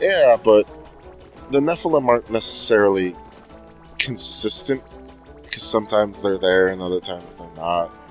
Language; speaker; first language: English; native; English